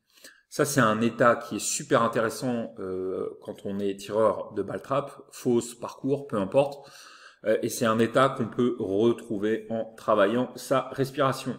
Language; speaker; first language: French; native; French